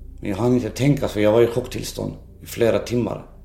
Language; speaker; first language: Swedish; non-native, local second language; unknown